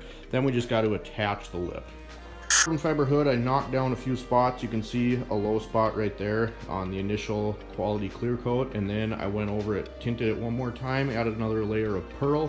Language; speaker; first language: English; native; English